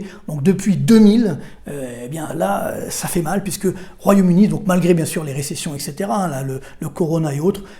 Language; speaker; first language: French; native; French